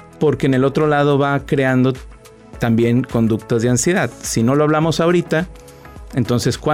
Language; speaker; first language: Spanish; native; Spanish